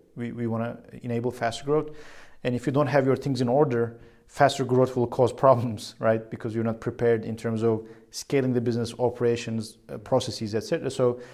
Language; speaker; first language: English; non-native, fluent; Turkish